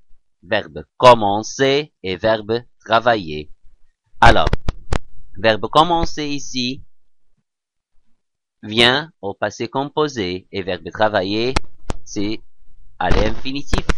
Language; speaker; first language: French; non-native, fluent; Arabic